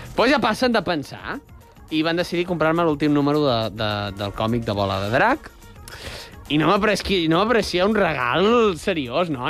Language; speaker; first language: Catalan; native; Catalan